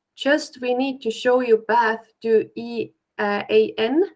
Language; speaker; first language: English; non-native, fluent; Estonian